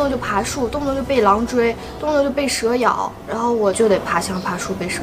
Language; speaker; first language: Chinese; native; Chinese